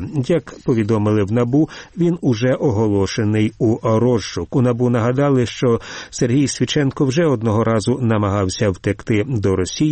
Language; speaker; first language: Ukrainian; native; Ukrainian